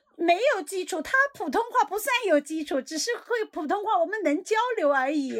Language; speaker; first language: Chinese; native; Chinese